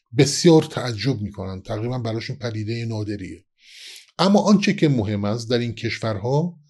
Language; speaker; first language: Persian; non-native, local second language; Kurdish